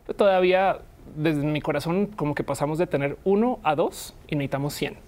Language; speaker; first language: Spanish; native; Spanish